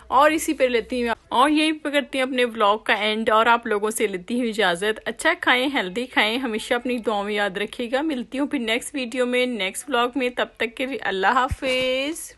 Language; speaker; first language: Urdu; native; Urdu